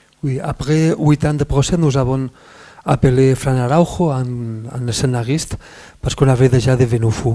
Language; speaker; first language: French; non-native, fluent; Spanish